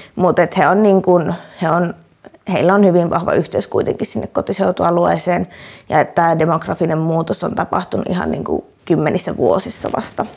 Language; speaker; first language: Finnish; native; Finnish